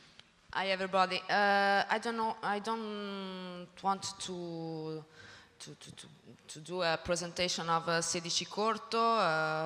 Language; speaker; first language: English; non-native, learner; Italian